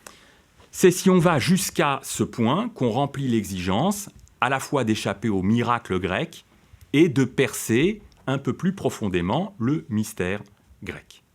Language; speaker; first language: French; native; French